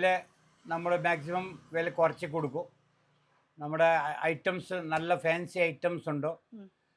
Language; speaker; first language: Malayalam; non-native, local second language; Hindi